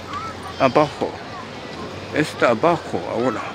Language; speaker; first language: Spanish; non-native, learner; Japanese